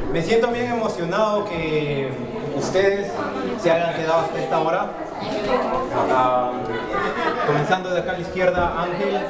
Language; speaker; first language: Spanish; early bilingual, heritage; Spanish